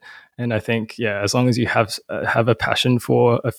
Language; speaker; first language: English; native; English